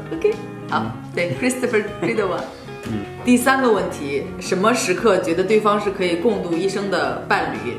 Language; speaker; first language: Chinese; native; Chinese